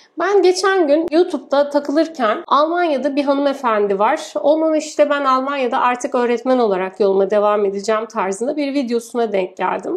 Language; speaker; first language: Turkish; native; Turkish